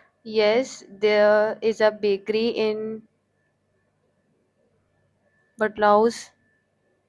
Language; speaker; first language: English; non-native, learner; Hindi